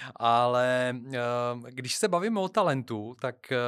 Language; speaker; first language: Czech; non-native, fluent; Bulgarian